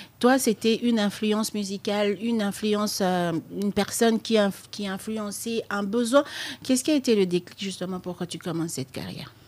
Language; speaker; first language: French; non-native, local second language; Lingala